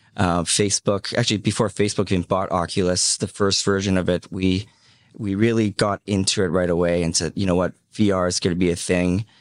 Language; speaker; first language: English; early bilingual, other home language; Cantonese